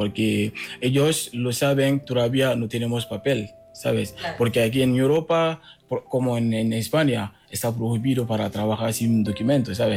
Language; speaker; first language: Spanish; non-native, learner; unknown